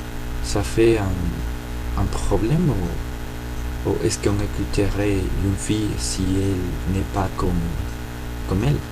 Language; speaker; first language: French; non-native, fluent; Spanish